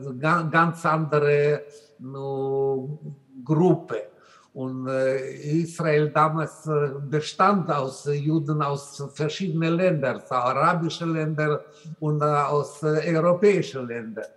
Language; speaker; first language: German; non-native, learner; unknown